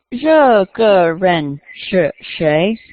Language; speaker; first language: Chinese; non-native, learner; English